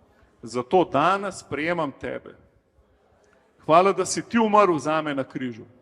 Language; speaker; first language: Slovenian; native; Slovenian